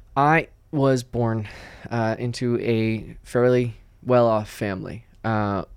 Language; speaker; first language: English; native; English